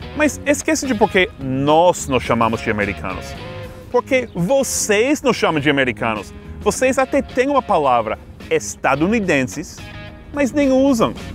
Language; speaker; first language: Portuguese; non-native, fluent; English